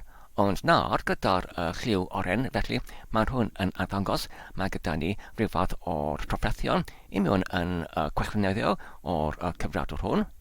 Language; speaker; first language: Welsh; non-native, learner; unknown